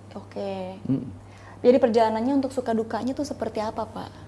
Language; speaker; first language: Indonesian; native; Indonesian